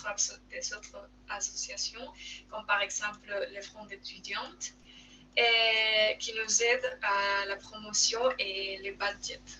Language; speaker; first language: French; non-native, learner; Spanish